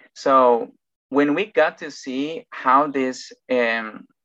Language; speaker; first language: English; non-native, fluent; Spanish